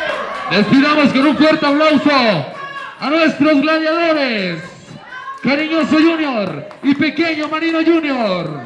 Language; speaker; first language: Spanish; native; Spanish